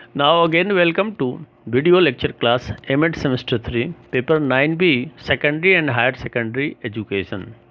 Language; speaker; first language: English; non-native, local second language; Hindi